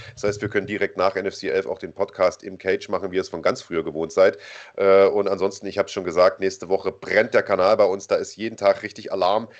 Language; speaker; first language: German; native; German